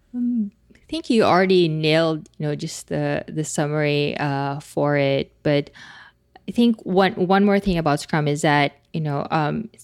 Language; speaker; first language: English; non-native, local second language; Filipino